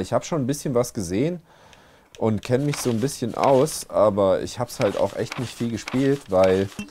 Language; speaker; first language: German; native; German